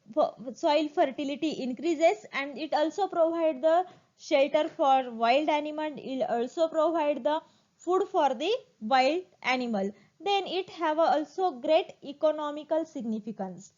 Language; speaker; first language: English; non-native, local second language; Marathi